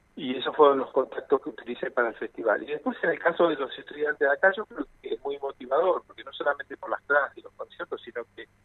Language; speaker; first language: Spanish; native; Spanish